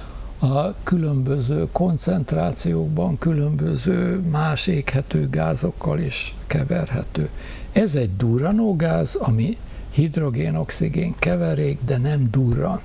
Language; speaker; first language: Hungarian; native; Hungarian